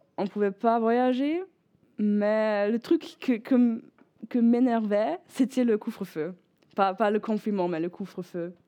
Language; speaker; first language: French; non-native, fluent; German